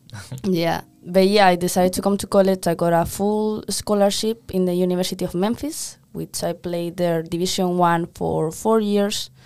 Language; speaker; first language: English; non-native, fluent; Spanish